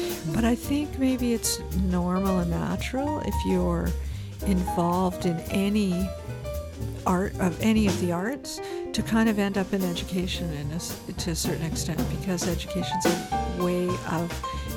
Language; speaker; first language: English; native; English